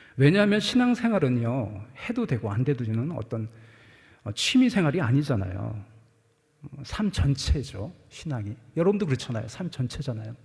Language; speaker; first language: Korean; native; Korean